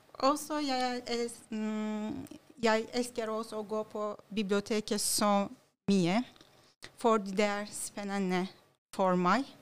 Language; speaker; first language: Norwegian; non-native, learner; Turkish